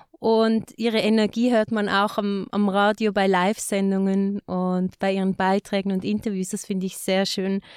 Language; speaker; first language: German; native; German